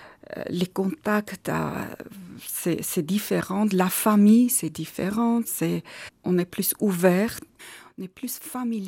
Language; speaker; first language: French; non-native, learner; Armenian